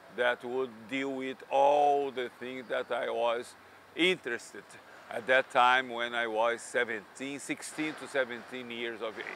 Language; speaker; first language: English; non-native, fluent; Portuguese